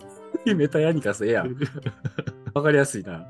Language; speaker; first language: Japanese; native; Japanese